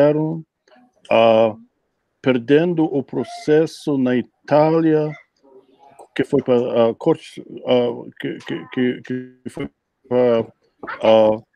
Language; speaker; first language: Portuguese; non-native, fluent; English